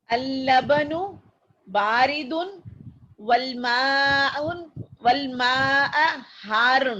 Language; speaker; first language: Arabic; non-native, learner; Urdu